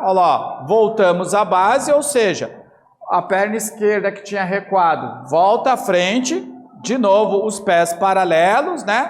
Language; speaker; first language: Portuguese; native; Portuguese